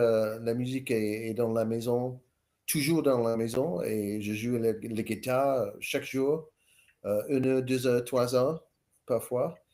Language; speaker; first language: French; non-native, learner; English